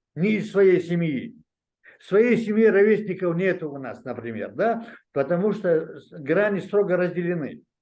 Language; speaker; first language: Russian; non-native, local second language; Chechen